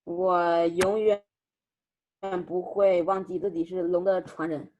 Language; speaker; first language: Chinese; non-native, learner; Indonesian